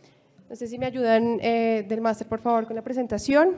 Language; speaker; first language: Spanish; native; Spanish